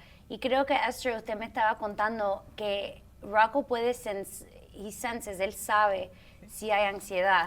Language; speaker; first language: Spanish; early bilingual, heritage; Spanish